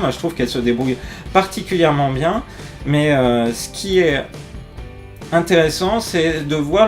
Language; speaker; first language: French; native; French